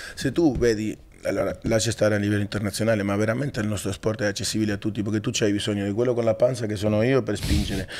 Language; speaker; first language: Italian; non-native, fluent; Spanish